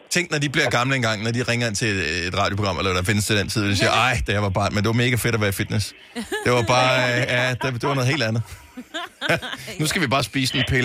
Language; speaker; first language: Danish; native; Danish